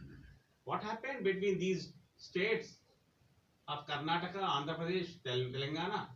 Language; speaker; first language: English; non-native, local second language; Telugu